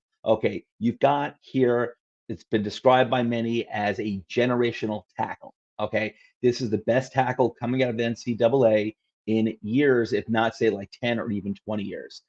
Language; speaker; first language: English; native; English